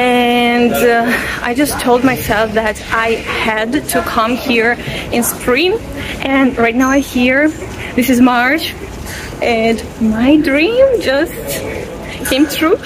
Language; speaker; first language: English; non-native, fluent; Russian